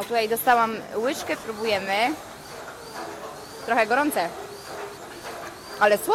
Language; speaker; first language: Polish; native; Polish